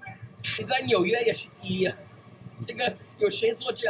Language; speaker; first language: Chinese; non-native, fluent; English